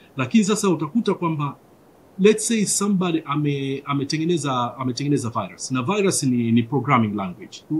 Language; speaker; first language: Swahili; native; Swahili